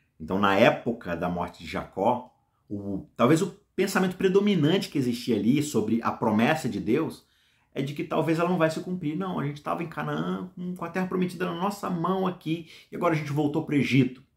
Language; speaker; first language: Portuguese; native; Portuguese